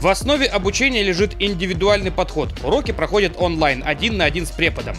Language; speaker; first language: Russian; native; Russian